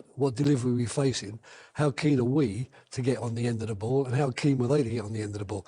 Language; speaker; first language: English; native; English